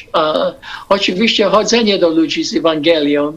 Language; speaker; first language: Polish; non-native, fluent; English